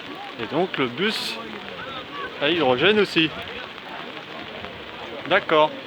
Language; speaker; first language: French; native; French